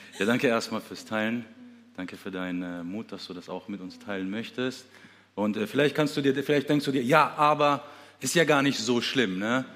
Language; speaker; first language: German; early bilingual, other home language; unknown